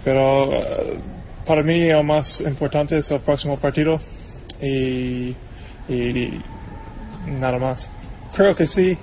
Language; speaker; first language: Spanish; non-native, fluent; English